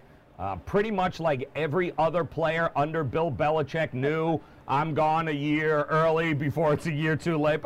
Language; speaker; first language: English; native; English